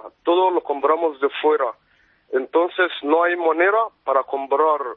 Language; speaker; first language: Spanish; non-native, fluent; Arabic